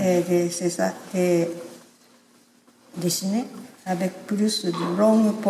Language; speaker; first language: French; non-native, learner; Japanese